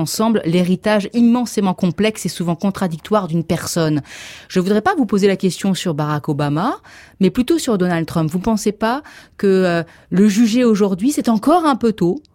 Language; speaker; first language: French; native; French